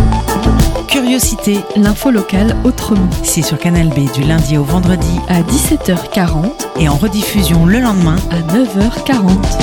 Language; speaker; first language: French; native; French